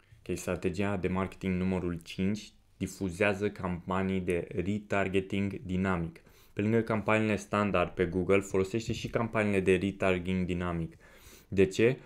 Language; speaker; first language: Romanian; native; Romanian